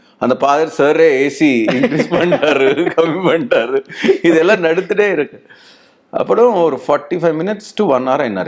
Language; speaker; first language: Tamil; non-native, learner; Telugu